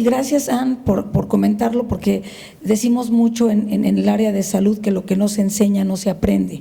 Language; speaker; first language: Spanish; native; Spanish